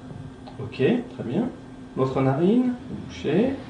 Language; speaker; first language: French; native; French